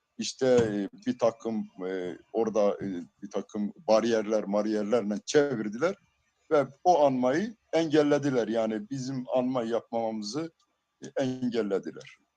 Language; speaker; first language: Turkish; non-native, local second language; Zaza